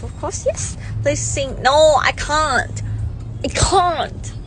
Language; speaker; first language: English; non-native, fluent; Thai